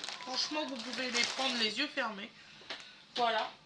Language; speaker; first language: French; native; French